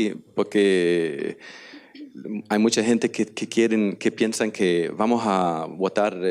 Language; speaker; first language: Spanish; non-native, learner; Danish